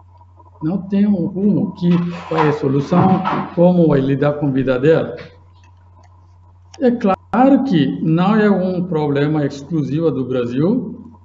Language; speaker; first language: Portuguese; non-native, fluent; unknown